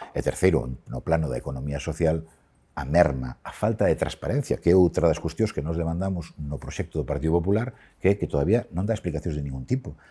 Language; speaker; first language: Galician; non-native, local second language; Spanish